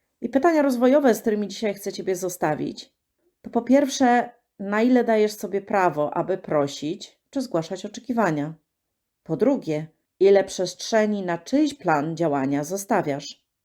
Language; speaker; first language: Polish; native; Polish